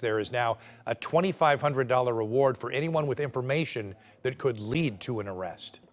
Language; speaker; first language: English; native; English